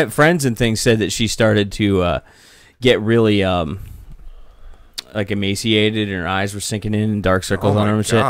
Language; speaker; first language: English; native; English